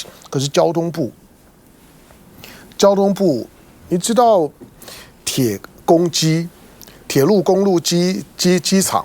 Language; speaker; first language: Chinese; native; Chinese